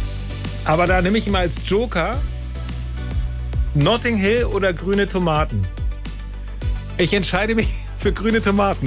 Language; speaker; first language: German; native; German